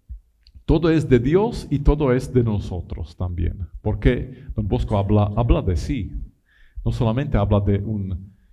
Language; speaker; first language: Spanish; non-native, fluent; Italian